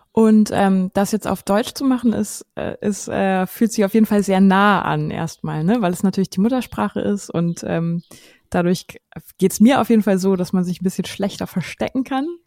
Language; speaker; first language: German; native; German